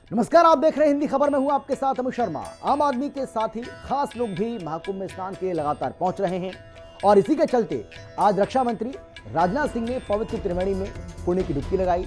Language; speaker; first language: Hindi; native; Hindi